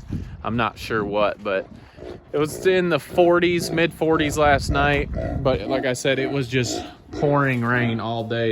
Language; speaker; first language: English; native; English